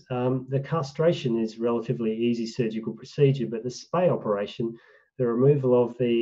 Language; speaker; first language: English; native; English